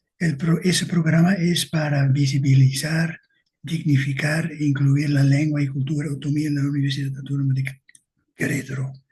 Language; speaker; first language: Spanish; non-native, fluent; Dutch